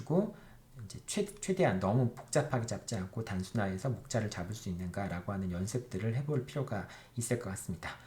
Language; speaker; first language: Korean; native; Korean